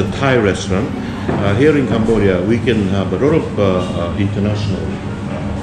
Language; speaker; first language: English; non-native, fluent; Khmer